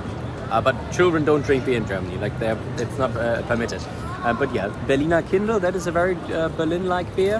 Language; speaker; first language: English; non-native, fluent; German